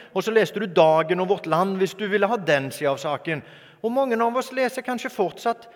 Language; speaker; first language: Norwegian; native; Norwegian